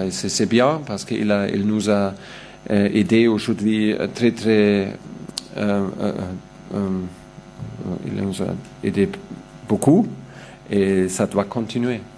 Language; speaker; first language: French; non-native, learner; German